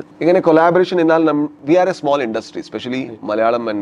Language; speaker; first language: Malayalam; non-native, learner; Kannada